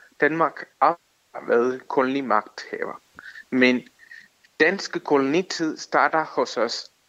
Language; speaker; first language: Danish; non-native, fluent; Tamil